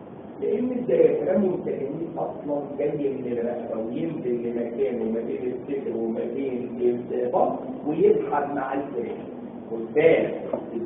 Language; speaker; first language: Arabic; native; Arabic